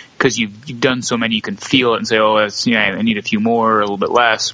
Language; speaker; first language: English; native; English